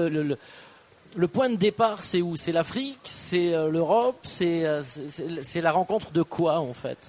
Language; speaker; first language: French; native; French